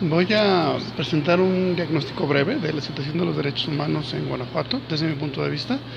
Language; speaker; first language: Spanish; native; Spanish